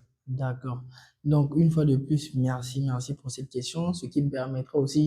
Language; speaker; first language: French; non-native, local second language; Sango